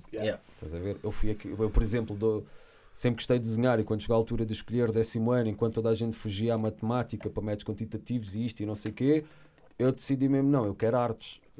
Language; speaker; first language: Portuguese; native; Portuguese